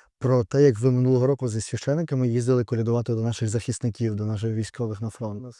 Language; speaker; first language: Ukrainian; native; Ukrainian